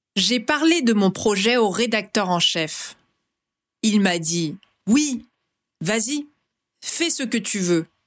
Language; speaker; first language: French; early bilingual, other home language; Vietnamese